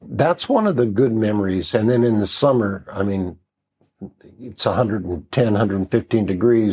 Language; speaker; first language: English; native; English